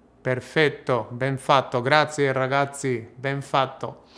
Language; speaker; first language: Italian; non-native, fluent; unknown